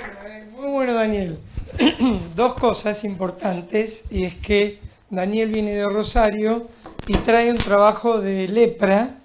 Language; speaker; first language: Spanish; native; Spanish